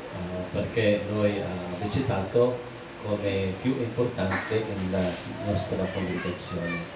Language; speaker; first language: Italian; non-native, learner; Filipino